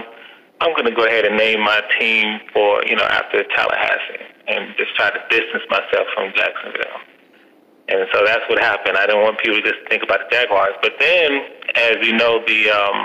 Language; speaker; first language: English; native; English